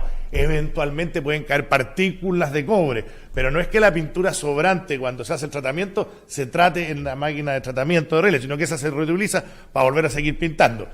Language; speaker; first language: Spanish; native; Spanish